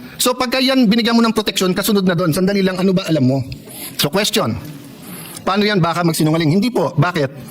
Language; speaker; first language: Filipino; native; Filipino